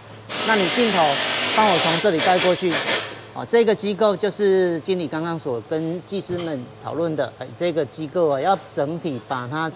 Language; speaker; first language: Chinese; native; Chinese